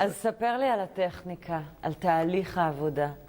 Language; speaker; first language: Hebrew; native; Hebrew